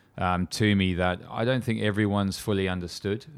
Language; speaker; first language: English; native; English